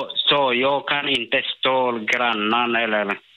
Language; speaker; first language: Swedish; non-native, learner; Burmese